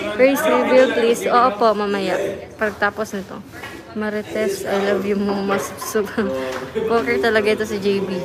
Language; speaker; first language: Filipino; non-native, local second language; Cebuano